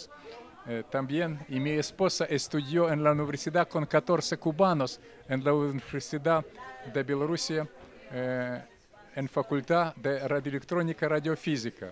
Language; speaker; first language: Spanish; non-native, fluent; Russian